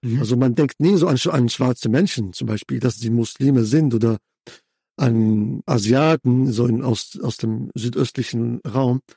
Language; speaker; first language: German; non-native, fluent; Arabic